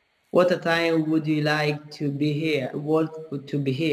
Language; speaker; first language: English; non-native, learner; Italian